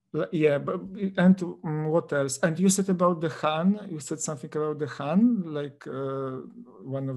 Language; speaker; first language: English; non-native, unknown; Polish